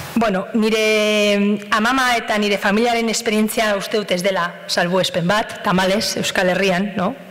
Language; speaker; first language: Basque; non-native, local second language; Spanish